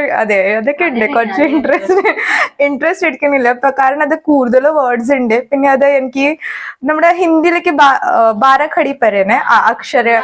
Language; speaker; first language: Malayalam; non-native, learner; Hindi